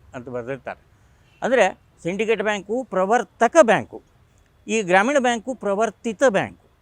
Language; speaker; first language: Kannada; non-native, local second language; Marathi